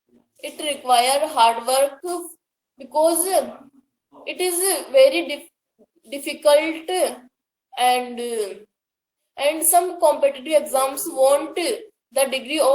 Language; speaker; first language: English; non-native, learner; Hindi